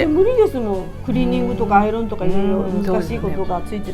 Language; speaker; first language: Japanese; native; Japanese